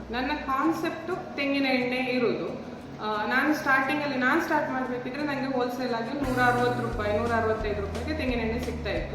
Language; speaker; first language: Kannada; non-native, local second language; Malayalam